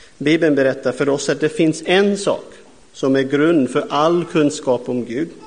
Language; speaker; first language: Swedish; non-native, fluent; English